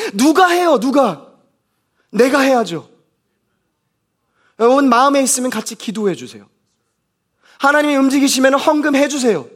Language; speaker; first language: Korean; native; Korean